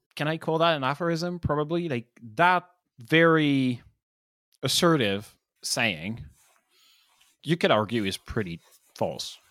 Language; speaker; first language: English; non-native, fluent; French